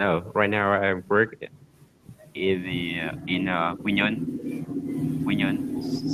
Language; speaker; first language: English; non-native, learner; Vietnamese